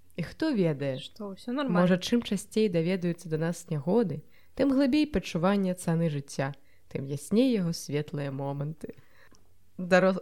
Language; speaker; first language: Belarusian; non-native, local second language; Russian